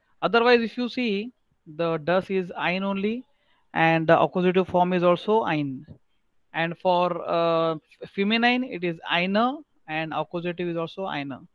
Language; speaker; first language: English; non-native, local second language; Marathi